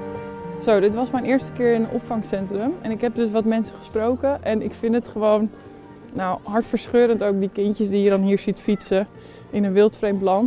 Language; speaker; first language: Dutch; native; Dutch